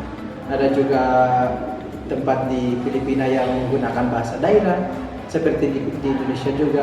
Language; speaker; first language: Indonesian; non-native, learner; Filipino